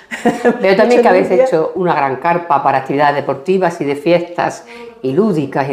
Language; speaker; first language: Spanish; native; Spanish